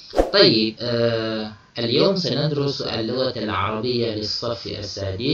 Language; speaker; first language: Arabic; non-native, fluent; Malay